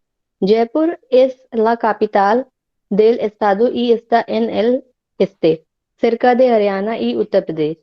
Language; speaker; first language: Spanish; non-native, learner; Hindi